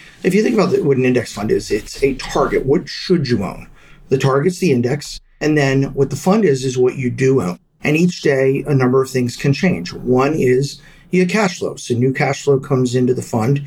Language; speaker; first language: English; native; English